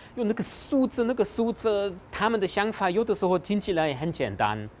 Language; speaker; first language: Chinese; non-native, fluent; German